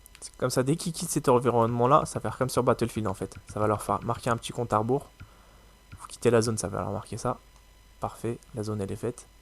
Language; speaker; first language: French; native; French